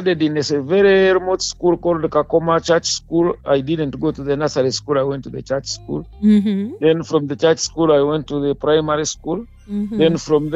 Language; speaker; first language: English; non-native, local second language; Nyankole